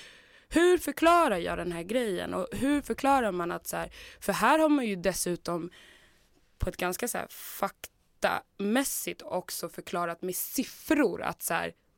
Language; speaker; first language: Swedish; native; Swedish